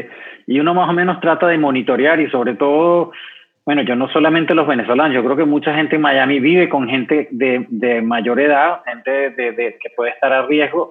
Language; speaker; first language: Spanish; native; Spanish